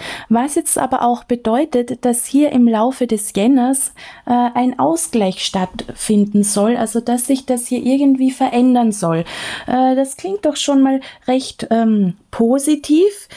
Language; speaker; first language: German; native; German